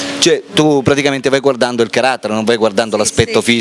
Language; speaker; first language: Italian; native; Italian